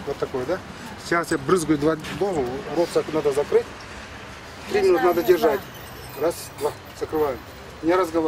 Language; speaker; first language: Russian; non-native, local second language; Kyrgyz